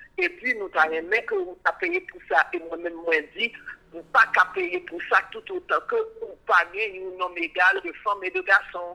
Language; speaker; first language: French; non-native, local second language; Haitian Creole